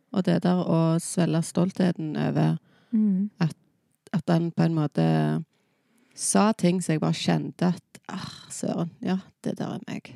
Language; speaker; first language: Norwegian; native; Norwegian